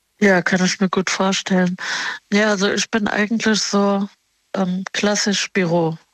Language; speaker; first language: German; early bilingual, other home language; Arabic